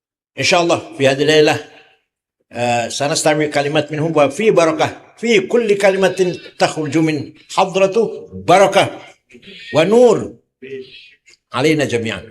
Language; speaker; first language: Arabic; non-native, learner; Indonesian